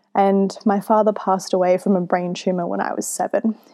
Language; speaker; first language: English; native; English